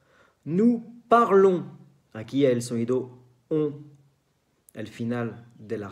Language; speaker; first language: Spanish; non-native, fluent; French